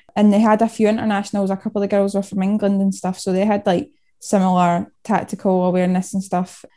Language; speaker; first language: English; native; English